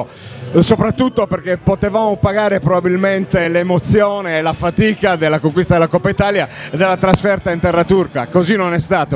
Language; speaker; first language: Italian; native; Italian